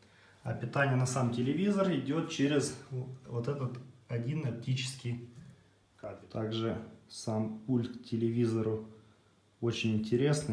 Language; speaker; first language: Russian; native; Russian